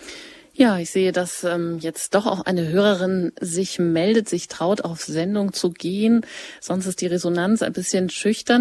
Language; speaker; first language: German; native; German